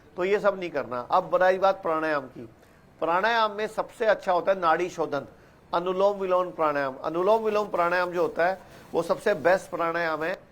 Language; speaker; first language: Hindi; native; Hindi